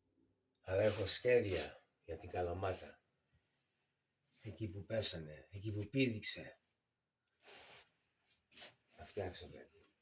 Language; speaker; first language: Greek; early bilingual, heritage; Greek